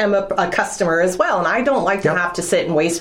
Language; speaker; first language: English; native; English